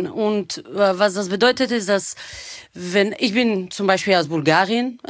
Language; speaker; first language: German; non-native, fluent; Bulgarian